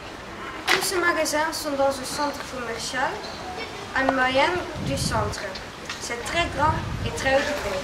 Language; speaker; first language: French; non-native, learner; Dutch